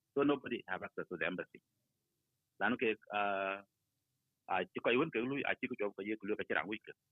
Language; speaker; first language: English; non-native, fluent; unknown